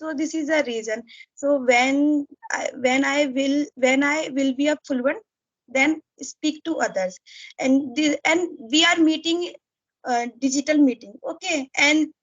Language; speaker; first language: English; non-native, learner; Hindi